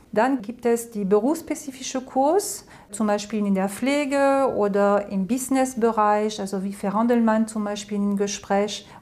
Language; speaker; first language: German; non-native, fluent; French